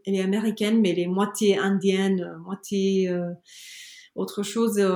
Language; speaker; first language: French; non-native, fluent; English